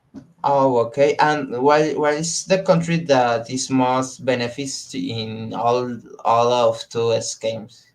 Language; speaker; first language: English; non-native, learner; Spanish